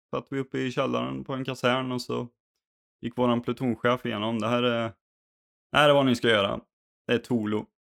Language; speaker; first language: Swedish; native; Swedish